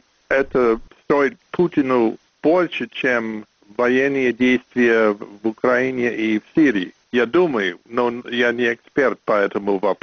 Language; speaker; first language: Russian; non-native, fluent; English